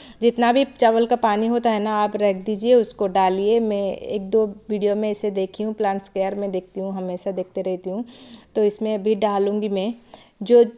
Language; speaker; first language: Hindi; non-native, local second language; Odia